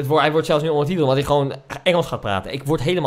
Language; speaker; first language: Dutch; native; Dutch